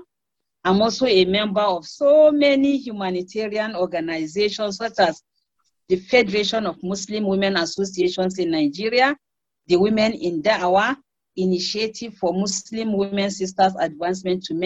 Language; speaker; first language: English; non-native, local second language; Hausa